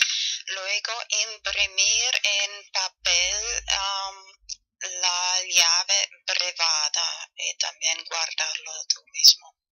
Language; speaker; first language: Spanish; non-native, learner; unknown